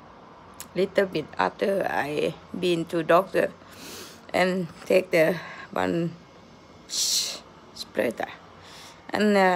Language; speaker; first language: English; non-native, learner; Thai